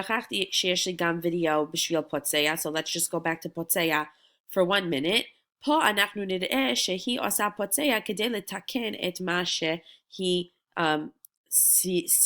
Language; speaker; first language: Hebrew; non-native, fluent; English